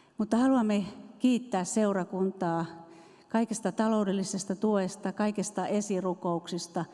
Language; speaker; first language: Finnish; native; Finnish